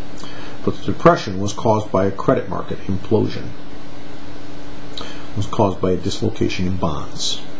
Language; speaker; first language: English; native; English